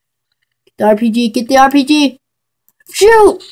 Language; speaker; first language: English; native; English